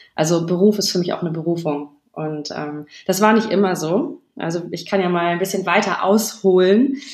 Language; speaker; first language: German; native; German